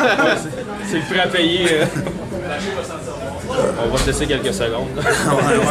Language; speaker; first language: French; native; French